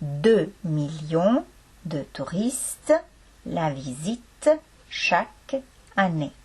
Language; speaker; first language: French; non-native, fluent; Estonian